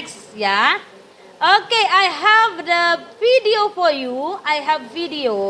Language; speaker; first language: English; non-native, learner; Indonesian